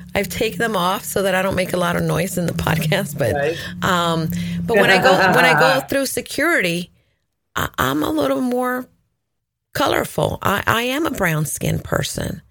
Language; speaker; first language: English; non-native, fluent; Spanish